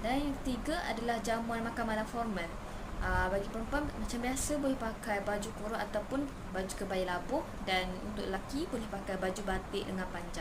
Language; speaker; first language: Malay; native; Malay